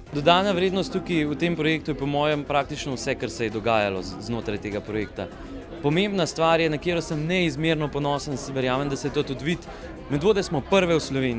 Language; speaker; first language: Slovenian; native; Slovenian